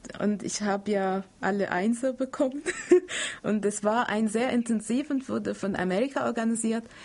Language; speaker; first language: German; non-native, fluent; Arabic